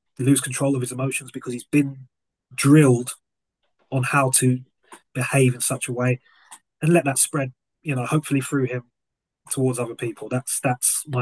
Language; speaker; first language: English; native; English